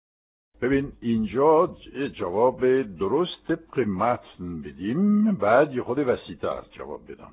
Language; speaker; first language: Persian; non-native, fluent; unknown